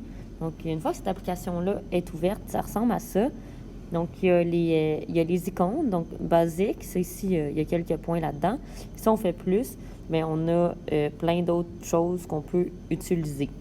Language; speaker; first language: French; native; French